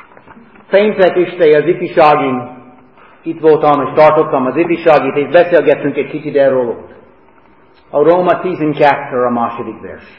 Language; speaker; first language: Hungarian; non-native, fluent; English